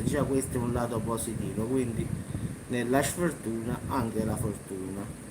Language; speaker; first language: Italian; native; Italian